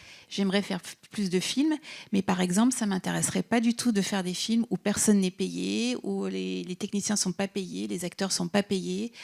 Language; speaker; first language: French; native; French